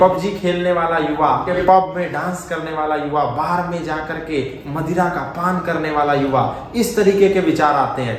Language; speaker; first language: Hindi; native; Hindi